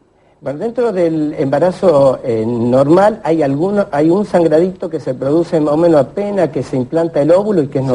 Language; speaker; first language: Spanish; native; Spanish